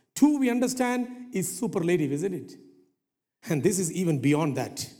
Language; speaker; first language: English; non-native, local second language; Malayalam